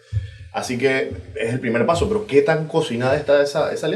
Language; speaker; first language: Spanish; native; Spanish